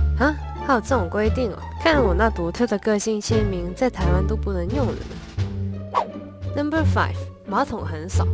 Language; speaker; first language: Chinese; non-native, local second language; Cantonese